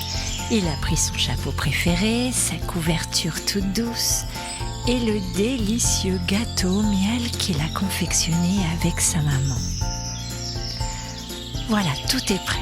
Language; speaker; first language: French; native; French